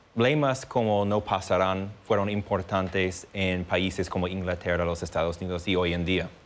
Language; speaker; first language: Spanish; non-native, fluent; English